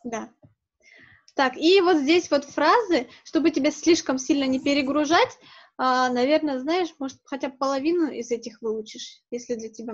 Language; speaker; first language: Russian; native; Russian